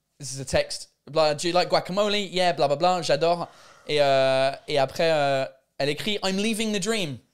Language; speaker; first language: French; non-native, fluent; English